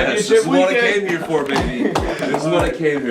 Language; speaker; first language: English; native; English